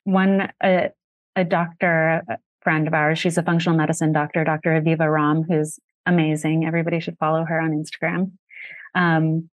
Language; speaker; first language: English; native; English